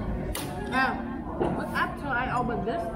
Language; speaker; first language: English; non-native, learner; Vietnamese